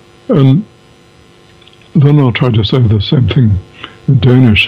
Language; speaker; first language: English; native; English